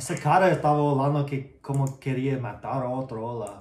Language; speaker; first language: Portuguese; non-native, learner; English